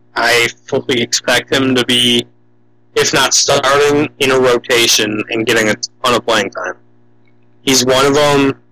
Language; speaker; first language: English; native; English